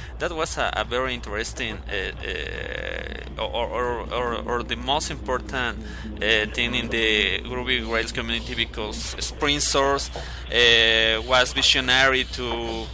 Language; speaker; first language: English; non-native, learner; Spanish